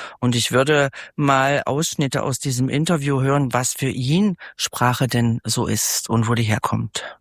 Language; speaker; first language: German; native; German